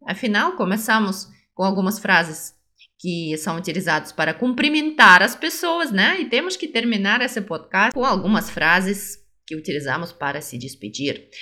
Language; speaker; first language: Portuguese; non-native, fluent; Russian